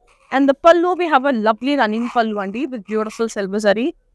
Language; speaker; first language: English; non-native, local second language; Telugu